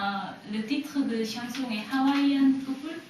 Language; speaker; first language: French; non-native, learner; Korean